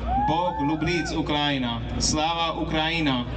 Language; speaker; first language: Russian; non-native, learner; English